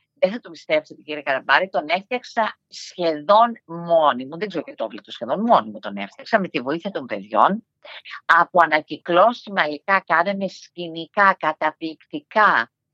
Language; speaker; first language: Greek; early bilingual, heritage; Greek